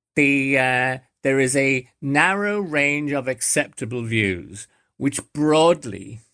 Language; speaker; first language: English; native; English